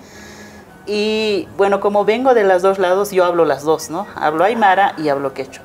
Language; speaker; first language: Spanish; non-native, local second language; Aymara